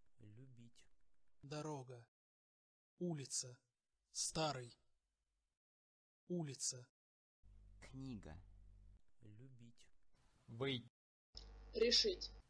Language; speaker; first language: Russian; non-native, learner; English